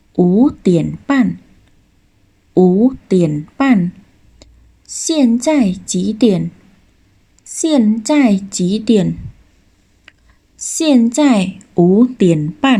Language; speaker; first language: Chinese; non-native, fluent; Khmer